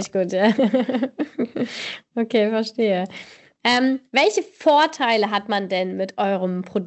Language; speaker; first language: German; native; German